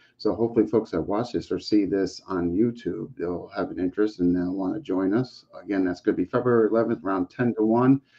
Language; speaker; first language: English; native; English